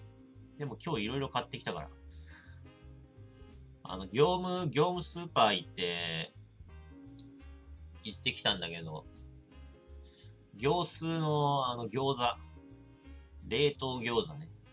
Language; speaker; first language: Japanese; native; Japanese